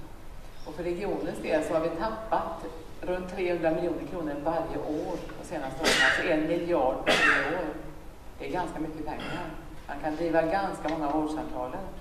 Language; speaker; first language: Swedish; native; Swedish